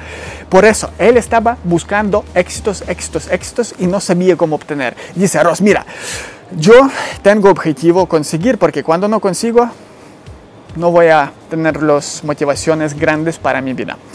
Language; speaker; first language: Spanish; non-native, fluent; Ukrainian